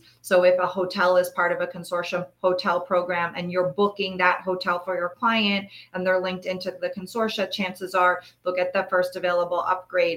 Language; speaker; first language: English; native; English